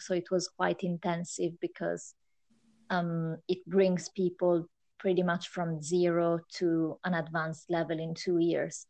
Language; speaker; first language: English; non-native, fluent; Italian